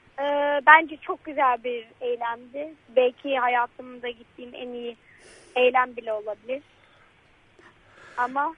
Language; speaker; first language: Turkish; early bilingual, heritage; Turkish